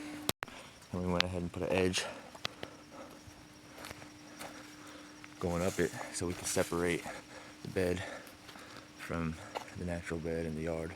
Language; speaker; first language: English; native; English